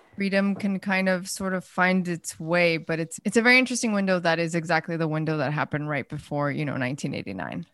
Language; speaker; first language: English; early bilingual, other home language; Spanish